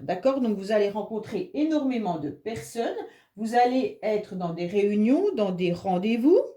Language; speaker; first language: French; native; French